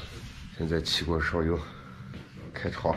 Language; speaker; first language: Chinese; non-native, local second language; Kazakh